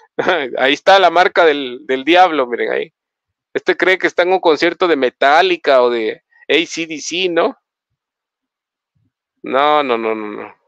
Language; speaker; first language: Spanish; native; Spanish